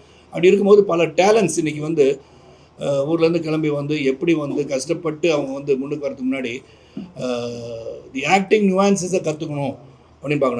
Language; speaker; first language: Tamil; native; Tamil